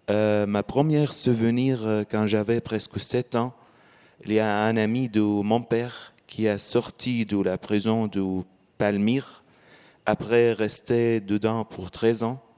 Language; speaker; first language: French; non-native, learner; Arabic